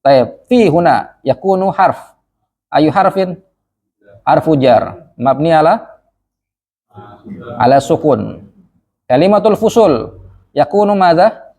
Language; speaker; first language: Arabic; non-native, fluent; Indonesian